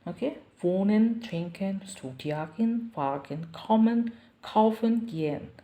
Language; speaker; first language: German; non-native, learner; Bangla